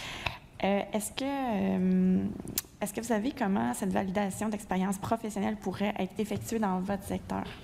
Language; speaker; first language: French; native; French